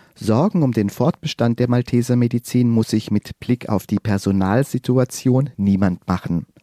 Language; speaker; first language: German; native; German